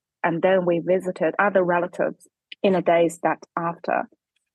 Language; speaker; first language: English; non-native, fluent; Chinese